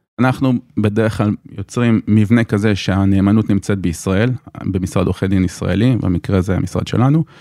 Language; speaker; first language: Hebrew; native; Hebrew